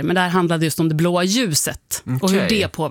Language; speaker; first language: Swedish; native; Swedish